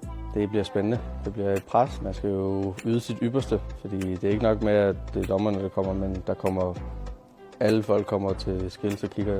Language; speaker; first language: Danish; native; Danish